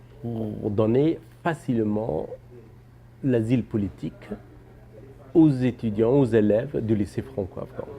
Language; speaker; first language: French; non-native, fluent; Persian